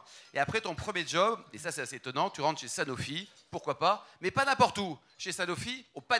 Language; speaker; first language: French; native; French